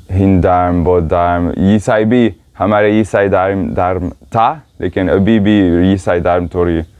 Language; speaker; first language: Hindi; non-native, learner; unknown